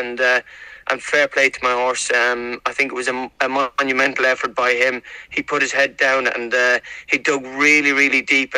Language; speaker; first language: English; native; English